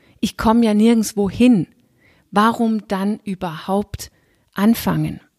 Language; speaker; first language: German; non-native, fluent; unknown